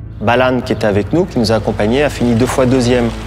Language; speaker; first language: French; native; French